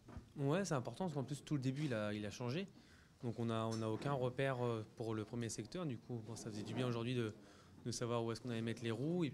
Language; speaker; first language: French; native; French